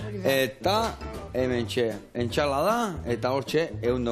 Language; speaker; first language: Basque; native; Basque